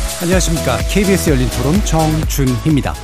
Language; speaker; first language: Korean; native; Korean